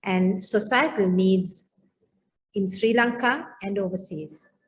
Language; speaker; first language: English; non-native, local second language; Sinhala